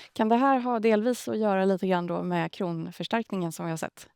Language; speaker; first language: Swedish; native; Swedish